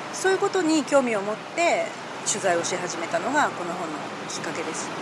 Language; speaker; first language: Japanese; native; Japanese